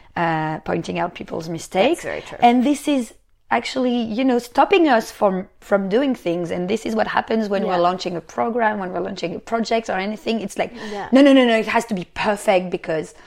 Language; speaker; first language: English; non-native, fluent; French